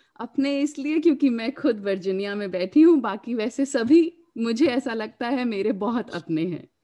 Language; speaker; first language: Hindi; native; Hindi